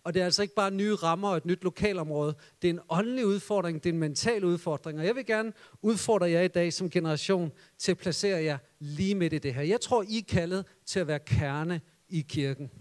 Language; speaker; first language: Danish; native; Danish